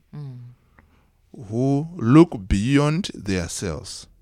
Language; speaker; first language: English; non-native, local second language; Shona